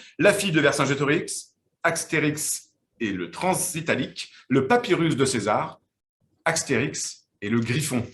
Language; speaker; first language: French; native; French